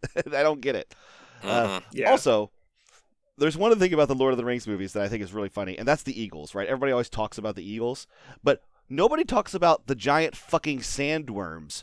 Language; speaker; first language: English; native; English